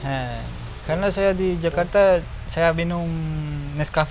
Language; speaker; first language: Indonesian; non-native, learner; Spanish